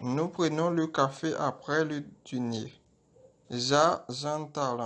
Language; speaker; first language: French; non-native, local second language; Haitian Creole